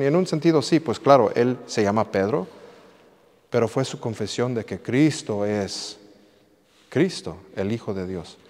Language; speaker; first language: Spanish; early bilingual, heritage; English